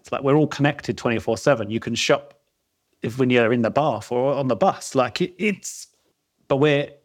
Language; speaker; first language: English; native; English